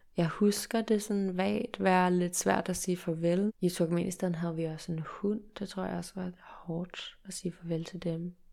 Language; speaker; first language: Danish; early bilingual, heritage; Danish